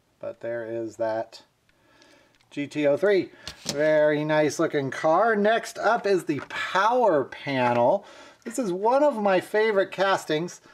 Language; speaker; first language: English; native; English